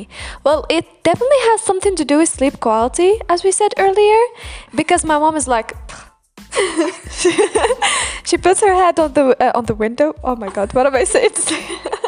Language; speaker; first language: English; non-native, fluent; Arabic